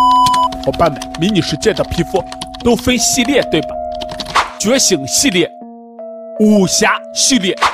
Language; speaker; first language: Chinese; native; Chinese